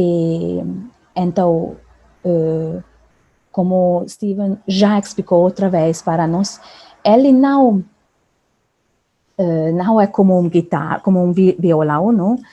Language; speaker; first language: Portuguese; non-native, fluent; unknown